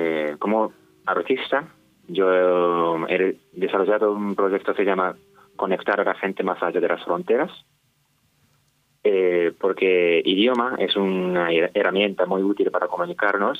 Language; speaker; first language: Spanish; non-native, fluent; Japanese